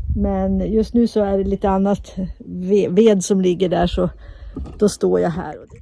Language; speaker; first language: Swedish; native; Swedish